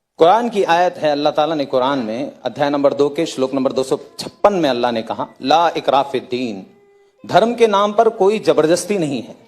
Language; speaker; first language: Hindi; native; Hindi